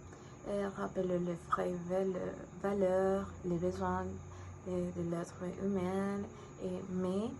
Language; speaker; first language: French; non-native, learner; Spanish